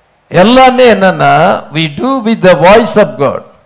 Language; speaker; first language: English; non-native, local second language; Tamil